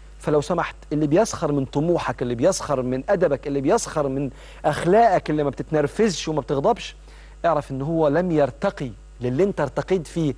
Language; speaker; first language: Arabic; native; Arabic